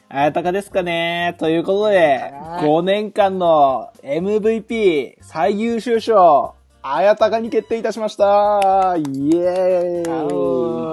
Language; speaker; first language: Japanese; native; Japanese